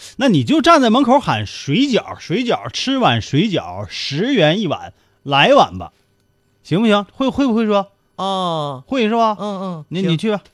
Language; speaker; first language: Chinese; native; Chinese